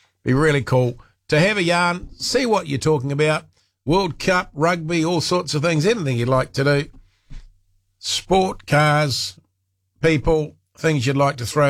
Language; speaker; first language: English; native; English